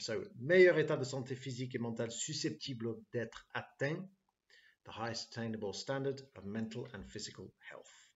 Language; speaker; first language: French; non-native, fluent; English